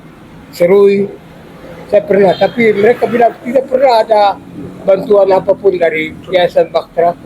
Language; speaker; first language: Indonesian; non-native, local second language; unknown